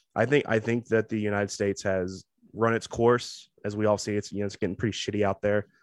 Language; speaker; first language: English; native; English